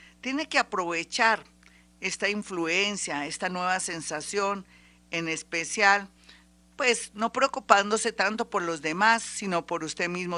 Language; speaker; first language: Spanish; native; Spanish